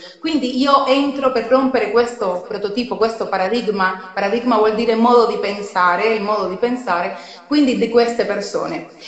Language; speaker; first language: Italian; non-native, fluent; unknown